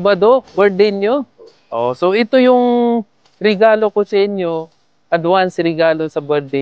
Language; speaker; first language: Filipino; non-native, learner; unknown